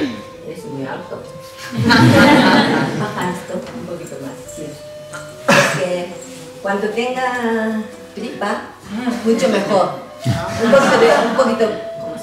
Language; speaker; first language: Spanish; non-native, learner; Japanese